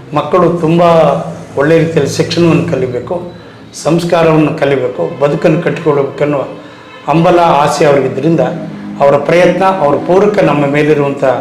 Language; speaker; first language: Kannada; native; Kannada